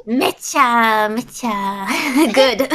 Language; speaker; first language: Japanese; non-native, learner; English